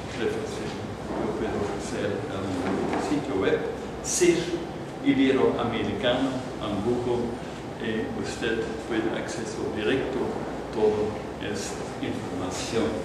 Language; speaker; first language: Spanish; non-native, fluent; Dutch